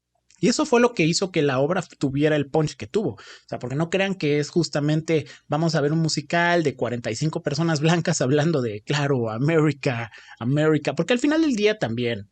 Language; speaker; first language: Spanish; native; Spanish